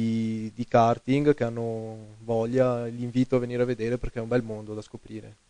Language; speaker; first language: Italian; native; Italian